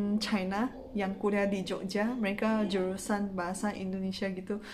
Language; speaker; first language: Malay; non-native, local second language; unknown